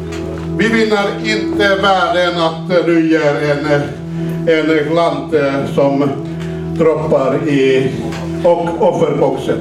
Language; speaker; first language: Swedish; non-native, fluent; Finnish